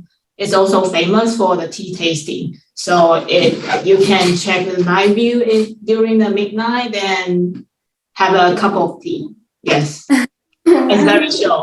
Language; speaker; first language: English; non-native, fluent; Chinese